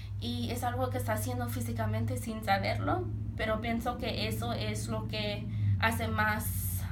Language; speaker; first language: Spanish; early bilingual, heritage; Spanish